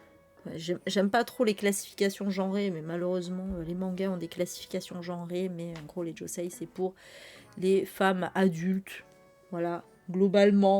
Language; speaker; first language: French; native; French